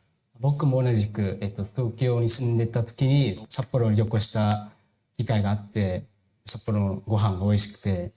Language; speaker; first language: Japanese; non-native, fluent; Vietnamese